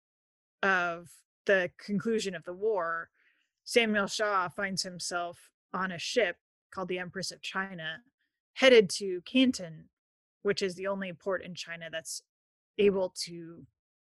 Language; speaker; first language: English; native; English